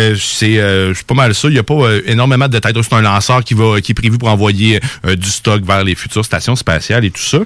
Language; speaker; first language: French; native; French